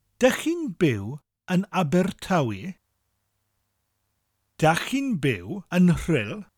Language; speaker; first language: Welsh; non-native, fluent; English